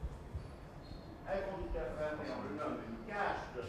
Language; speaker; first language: French; native; French